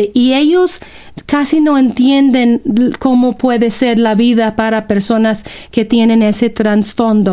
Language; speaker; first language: Spanish; non-native, fluent; English